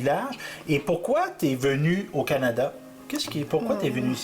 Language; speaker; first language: French; native; French